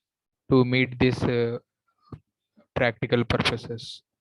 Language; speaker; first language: English; non-native, local second language; Telugu